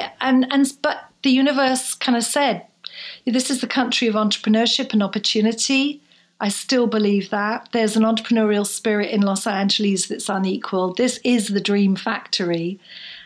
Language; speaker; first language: English; native; English